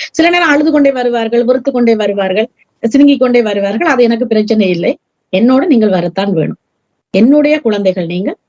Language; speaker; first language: Tamil; early bilingual, heritage; Tamil